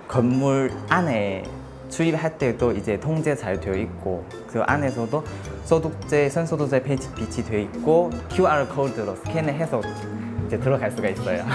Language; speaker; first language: Korean; non-native, fluent; Chinese